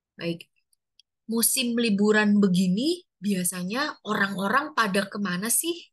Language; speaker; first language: Indonesian; native; Indonesian